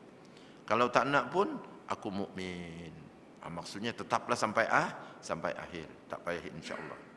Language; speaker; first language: Malay; native; Malay